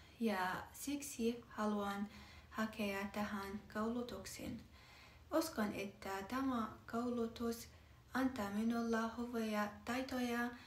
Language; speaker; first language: Finnish; non-native, learner; Arabic